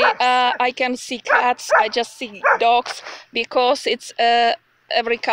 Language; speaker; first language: English; non-native, learner; Russian